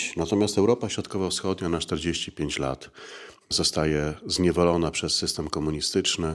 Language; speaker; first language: Polish; native; Polish